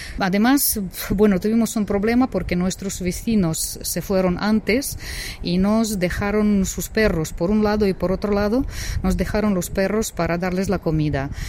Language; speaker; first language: Spanish; non-native, fluent; Ukrainian